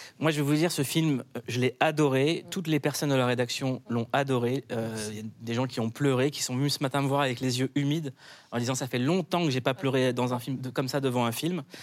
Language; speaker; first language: French; native; French